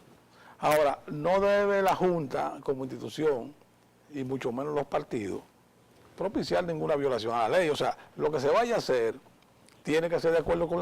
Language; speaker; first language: Spanish; native; Spanish